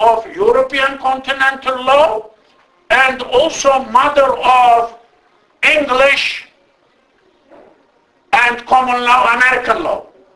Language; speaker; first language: English; non-native, fluent; Turkish